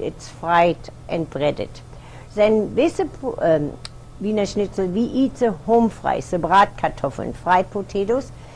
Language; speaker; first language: English; non-native, fluent; German